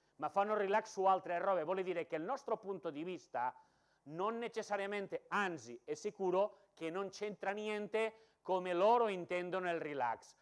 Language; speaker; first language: Italian; non-native, fluent; Catalan